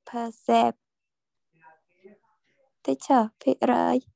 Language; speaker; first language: English; non-native, learner; Khmer